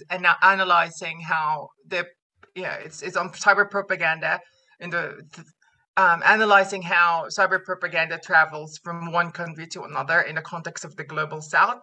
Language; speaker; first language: English; non-native, local second language; Filipino